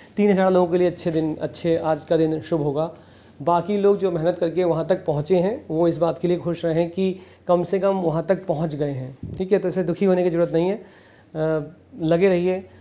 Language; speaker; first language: Hindi; native; Hindi